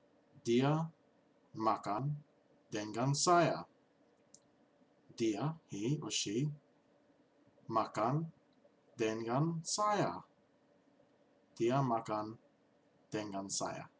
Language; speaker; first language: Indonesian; non-native, learner; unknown